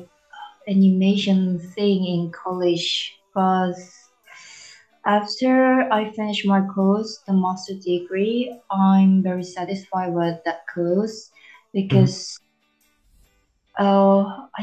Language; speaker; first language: English; non-native, learner; Korean